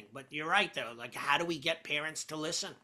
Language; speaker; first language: English; native; English